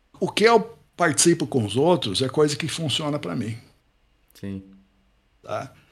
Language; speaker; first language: Portuguese; non-native, fluent; English